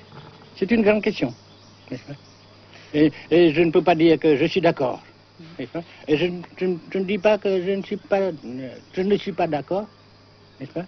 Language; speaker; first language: French; non-native, local second language; Vietnamese